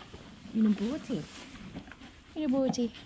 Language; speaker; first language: French; native; French